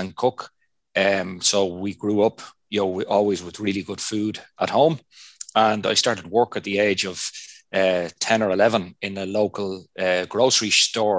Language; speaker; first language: English; non-native, local second language; Irish